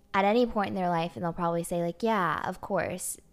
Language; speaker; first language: English; native; English